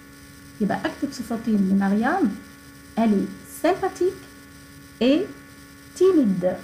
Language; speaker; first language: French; non-native, fluent; Arabic